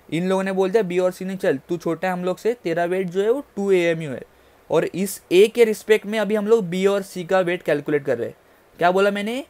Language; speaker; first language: Hindi; native; Hindi